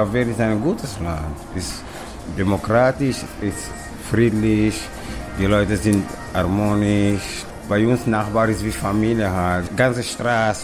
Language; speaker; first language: German; non-native, learner; Kabuverdianu